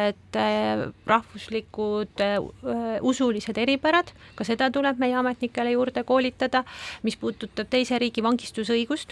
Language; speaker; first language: Estonian; native; Estonian